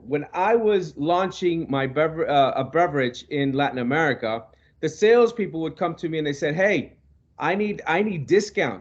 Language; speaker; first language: English; non-native, local second language; Spanish